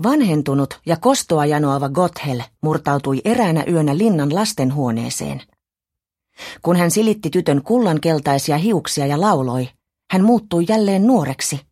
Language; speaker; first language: Finnish; native; Finnish